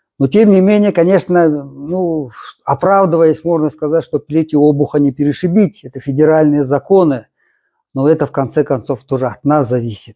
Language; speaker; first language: Russian; non-native, local second language; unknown